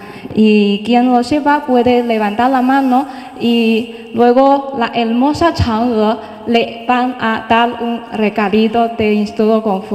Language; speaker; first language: Spanish; non-native, fluent; Chinese